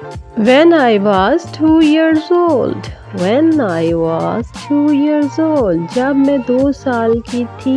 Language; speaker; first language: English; non-native, fluent; Urdu